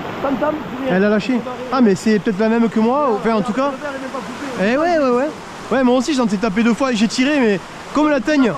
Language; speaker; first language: French; native; French